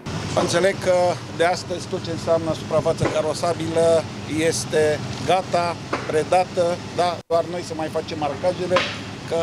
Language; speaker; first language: Romanian; native; Romanian